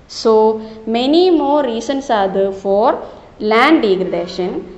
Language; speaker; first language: English; non-native, local second language; Malayalam